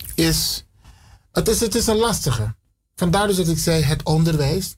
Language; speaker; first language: Dutch; non-native, local second language; Sranan Tongo